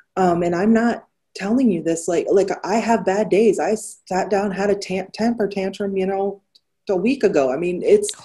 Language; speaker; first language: English; native; English